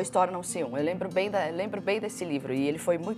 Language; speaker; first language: Portuguese; native; Portuguese